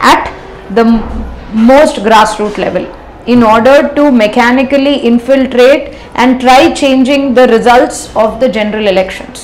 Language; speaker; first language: English; non-native, local second language; Telugu